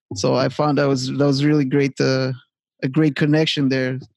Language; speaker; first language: English; native; English